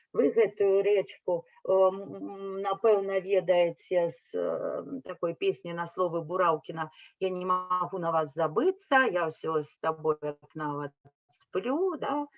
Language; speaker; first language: Belarusian; native; Belarusian